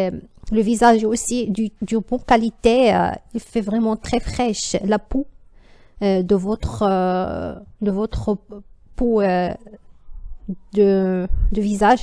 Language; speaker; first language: French; non-native, learner; Arabic